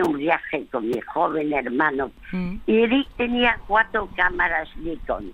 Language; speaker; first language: Spanish; early bilingual, other home language; French